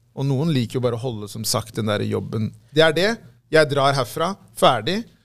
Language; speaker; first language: Norwegian; early bilingual, other home language; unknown